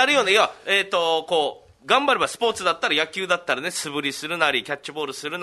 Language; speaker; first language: Japanese; native; Japanese